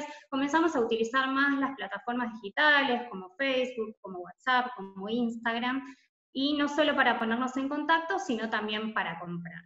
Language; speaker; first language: Spanish; native; Spanish